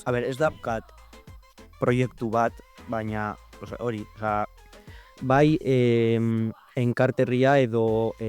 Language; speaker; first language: Basque; non-native, local second language; Spanish